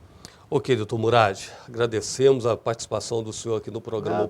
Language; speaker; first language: Portuguese; native; Portuguese